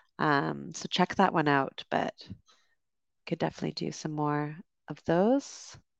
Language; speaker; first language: English; native; English